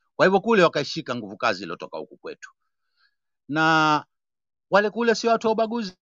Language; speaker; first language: Swahili; native; Swahili